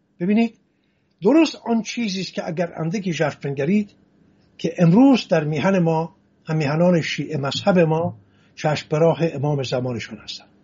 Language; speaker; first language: Persian; non-native, local second language; Assyrian Neo-Aramaic